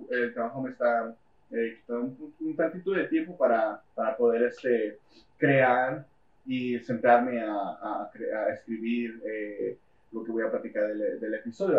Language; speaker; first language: Spanish; early bilingual, heritage; Spanish